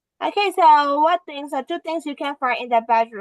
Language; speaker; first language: English; non-native, fluent; Burmese